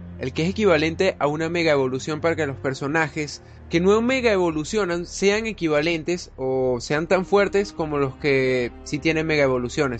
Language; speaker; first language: Spanish; native; Spanish